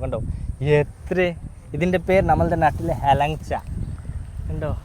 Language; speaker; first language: Malayalam; non-native, learner; Bangla